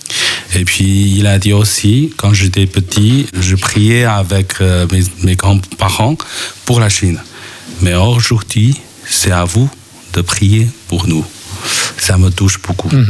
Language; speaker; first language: French; non-native, local second language; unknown